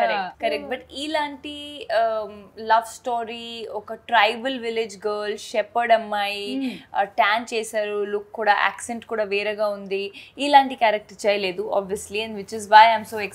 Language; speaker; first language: Telugu; non-native, fluent; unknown